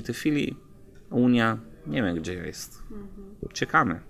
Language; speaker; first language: Polish; non-native, learner; Italian